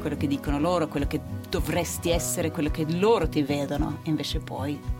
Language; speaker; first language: Italian; non-native, fluent; Swedish